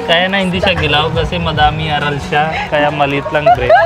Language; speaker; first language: Filipino; non-native, learner; Punjabi